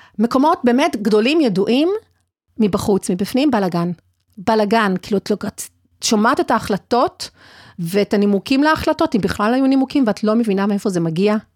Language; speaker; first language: Hebrew; early bilingual, other home language; English